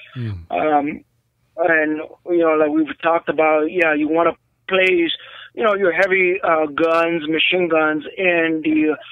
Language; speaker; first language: English; native; English